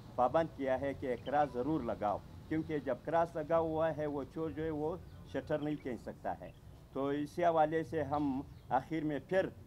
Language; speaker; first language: Urdu; non-native, local second language; Pashto